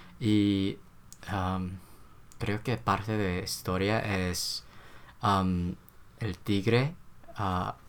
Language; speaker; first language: Spanish; non-native, learner; Korean